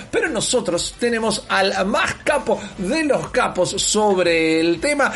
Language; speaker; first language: Spanish; native; Spanish